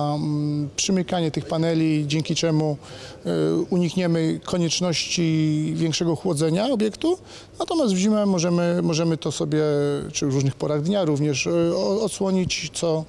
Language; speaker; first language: Polish; native; Polish